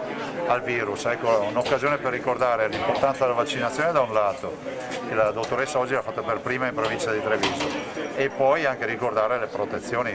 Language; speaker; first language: Italian; native; Italian